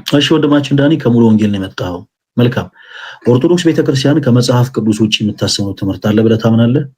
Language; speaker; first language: Amharic; native; Amharic